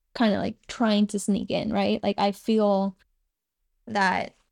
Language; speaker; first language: English; non-native, fluent; Spanish